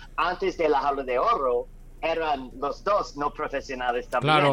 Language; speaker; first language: Spanish; non-native, learner; English